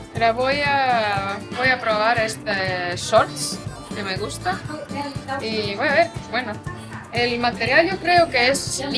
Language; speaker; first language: Spanish; non-native, fluent; Portuguese